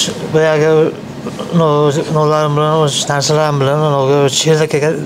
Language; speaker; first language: Kyrgyz; non-native, learner; Uzbek